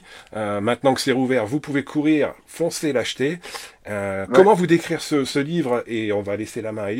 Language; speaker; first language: French; native; French